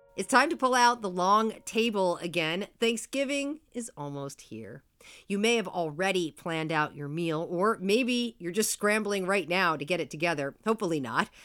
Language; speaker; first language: English; native; English